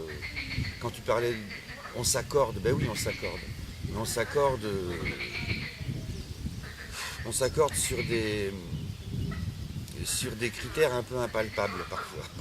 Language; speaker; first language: French; native; French